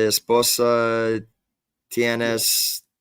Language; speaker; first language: Spanish; non-native, learner; English